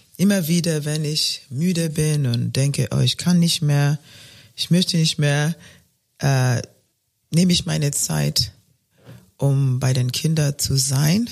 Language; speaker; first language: German; non-native, fluent; Luo (Kenya and Tanzania)